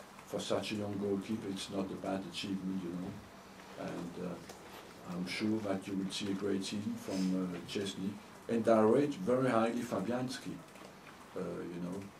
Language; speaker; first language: English; non-native, fluent; French